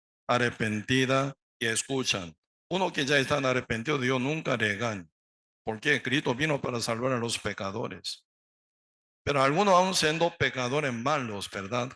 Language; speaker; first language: Spanish; non-native, learner; Korean